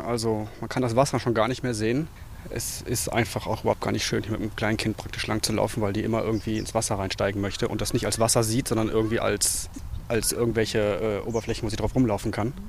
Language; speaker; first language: German; native; German